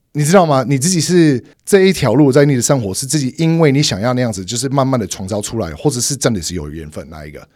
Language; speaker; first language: Chinese; non-native, fluent; English